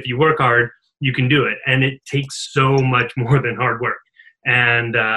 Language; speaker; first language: English; native; English